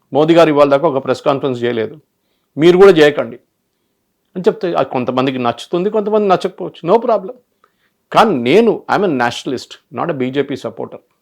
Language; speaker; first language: Telugu; non-native, local second language; Malayalam